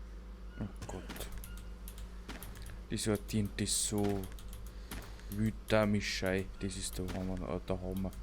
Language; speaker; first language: German; native; German